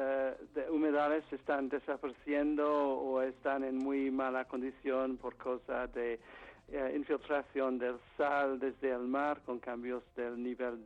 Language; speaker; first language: Spanish; non-native, fluent; English